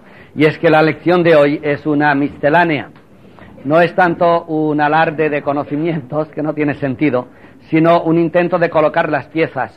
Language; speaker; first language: Spanish; native; Spanish